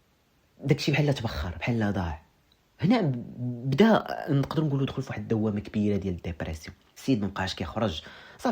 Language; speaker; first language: Arabic; native; Arabic